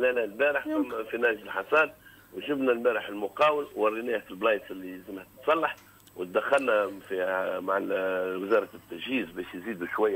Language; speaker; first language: Arabic; native; Arabic